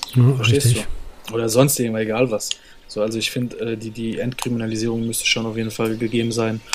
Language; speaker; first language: German; native; German